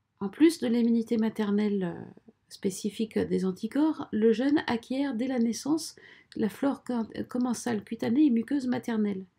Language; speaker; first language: French; native; French